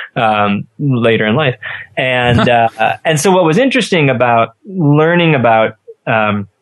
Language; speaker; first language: English; native; English